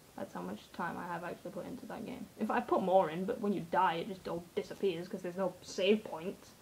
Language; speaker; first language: English; native; English